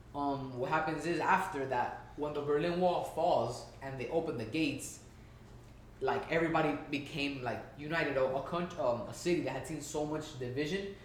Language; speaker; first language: English; early bilingual, heritage; Spanish